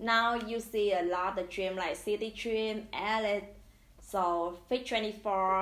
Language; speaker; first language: English; non-native, learner; Vietnamese